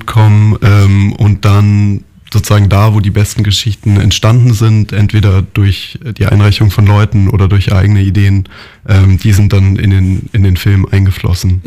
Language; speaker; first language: German; native; German